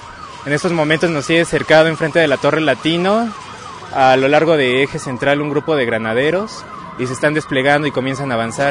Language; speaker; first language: Spanish; native; Spanish